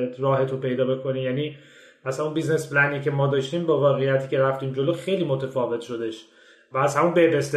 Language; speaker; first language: Persian; native; Persian